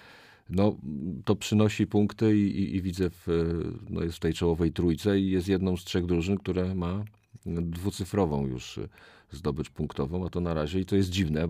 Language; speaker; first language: Polish; native; Polish